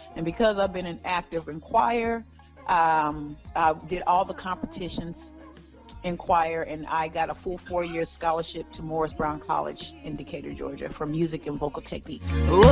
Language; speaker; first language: English; native; English